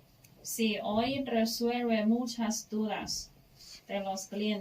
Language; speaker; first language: Spanish; non-native, learner; Chinese